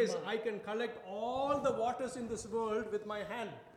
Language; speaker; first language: English; non-native, local second language; Tamil